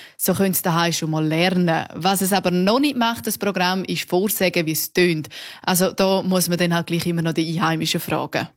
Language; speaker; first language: German; non-native, local second language; Romansh